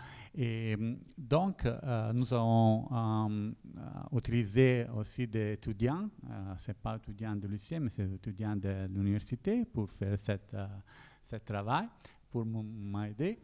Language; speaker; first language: French; non-native, learner; Italian